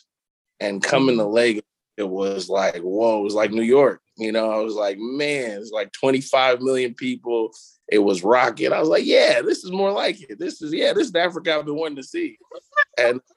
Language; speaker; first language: English; native; English